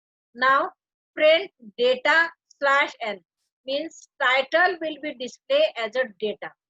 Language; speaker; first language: English; non-native, local second language; Hindi